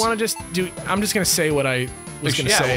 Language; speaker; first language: English; native; English